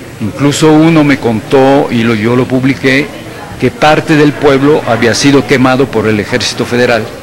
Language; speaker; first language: Spanish; non-native, fluent; French